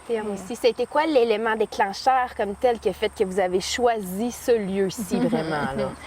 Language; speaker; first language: French; native; French